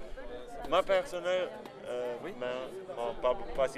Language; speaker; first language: French; non-native, learner; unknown